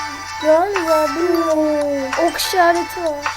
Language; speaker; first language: Turkish; native; Turkish